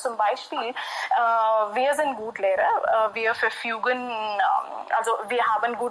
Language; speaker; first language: German; non-native, fluent; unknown